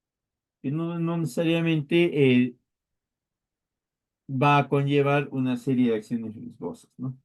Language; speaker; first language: Spanish; native; Spanish